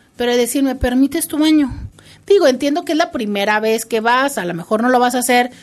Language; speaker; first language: Spanish; native; Spanish